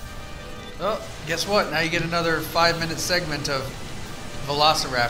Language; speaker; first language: English; native; English